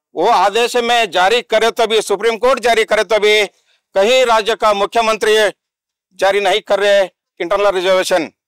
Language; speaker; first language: Hindi; non-native, local second language; Kannada